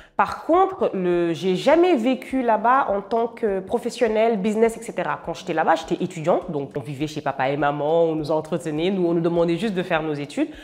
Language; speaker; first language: French; non-native, local second language; Wolof